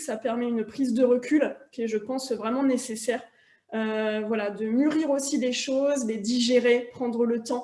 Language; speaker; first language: French; native; French